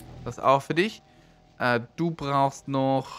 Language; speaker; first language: German; native; German